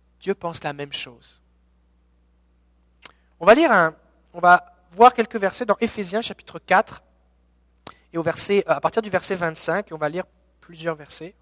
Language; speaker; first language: French; native; French